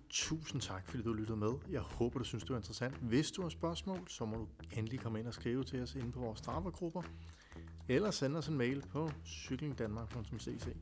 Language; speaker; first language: Danish; native; Danish